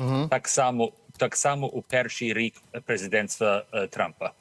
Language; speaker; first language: Ukrainian; early bilingual, heritage; Ukrainian